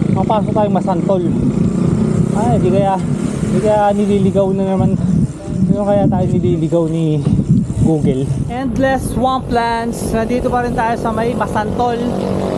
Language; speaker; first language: Filipino; non-native, local second language; Pampanga